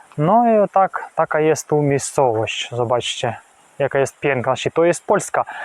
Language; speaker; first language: Polish; non-native, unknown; Ukrainian